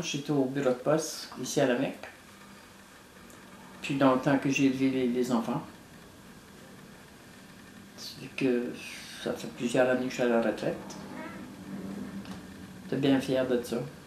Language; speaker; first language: French; native; French